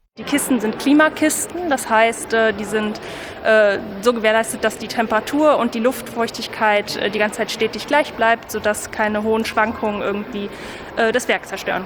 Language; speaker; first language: German; native; German